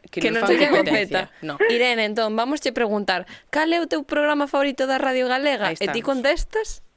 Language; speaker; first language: Galician; native; Galician